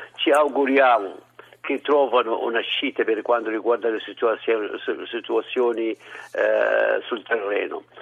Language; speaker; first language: Italian; non-native, fluent; Arabic